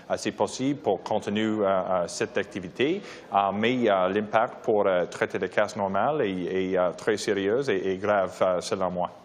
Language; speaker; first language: French; non-native, local second language; English